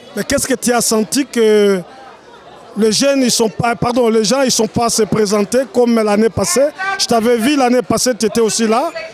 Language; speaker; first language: French; non-native, local second language; Lingala